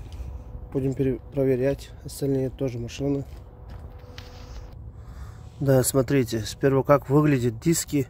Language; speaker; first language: Russian; non-native, fluent; Uzbek